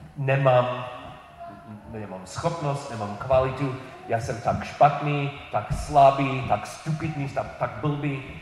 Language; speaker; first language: Czech; non-native, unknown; English